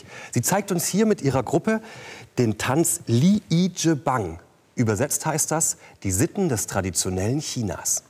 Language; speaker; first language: German; native; German